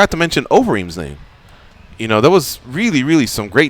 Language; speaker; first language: English; native; English